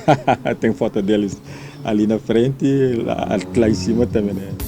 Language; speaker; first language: Portuguese; non-native, learner; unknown